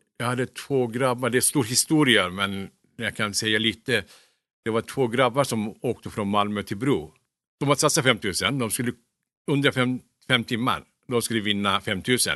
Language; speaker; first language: Swedish; non-native, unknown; Turkish